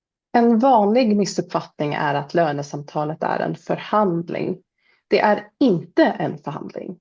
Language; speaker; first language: Swedish; native; Swedish